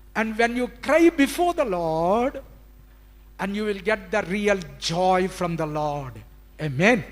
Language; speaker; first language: English; non-native, local second language; Telugu